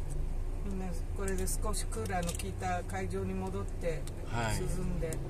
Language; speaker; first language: Japanese; native; Japanese